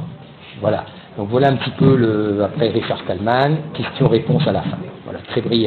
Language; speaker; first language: French; native; French